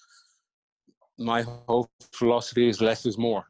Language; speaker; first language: English; native; English